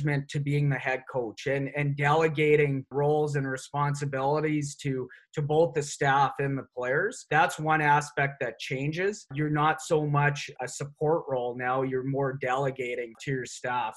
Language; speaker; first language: English; native; English